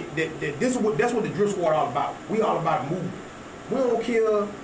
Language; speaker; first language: English; native; English